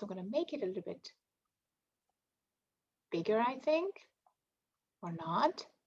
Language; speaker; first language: English; non-native, fluent; Greek